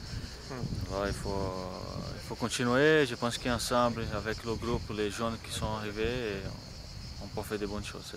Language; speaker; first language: French; non-native, fluent; Portuguese